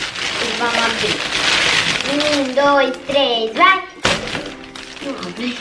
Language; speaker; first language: Portuguese; early bilingual, heritage; Portuguese